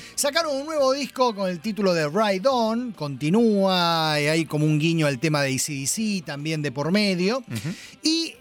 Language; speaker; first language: Spanish; native; Spanish